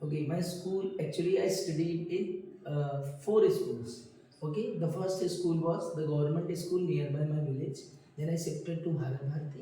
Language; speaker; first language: English; non-native, local second language; Hindi